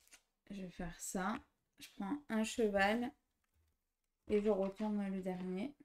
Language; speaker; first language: French; native; French